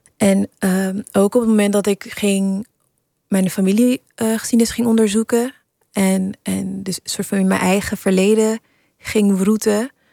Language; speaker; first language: Dutch; early bilingual, other home language; English